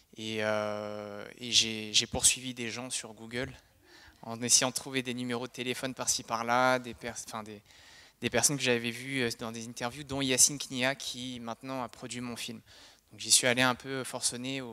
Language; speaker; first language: French; native; French